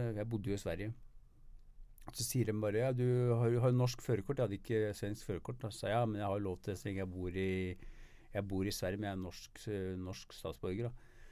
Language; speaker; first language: Norwegian; native; Norwegian